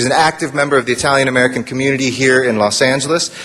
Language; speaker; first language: English; early bilingual, other home language; Italian